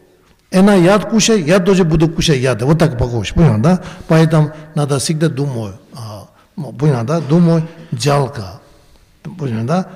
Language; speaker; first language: Russian; non-native, learner; Tibetan